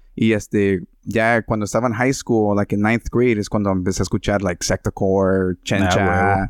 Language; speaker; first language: Spanish; early bilingual, heritage; Spanish